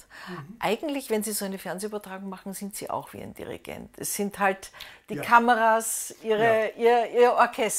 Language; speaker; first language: German; native; German